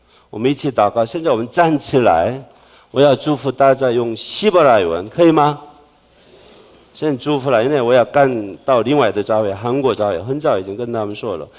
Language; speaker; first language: Chinese; non-native, fluent; Korean